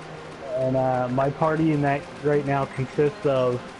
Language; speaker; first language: English; native; English